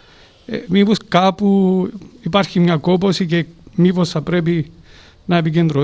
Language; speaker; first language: Greek; native; Greek